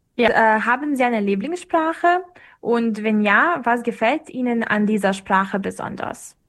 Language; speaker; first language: German; non-native, fluent; Serbian